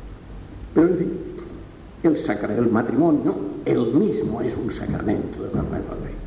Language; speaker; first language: Spanish; non-native, local second language; Catalan